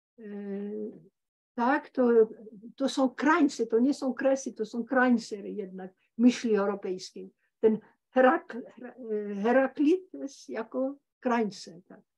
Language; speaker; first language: Polish; early bilingual, heritage; Polish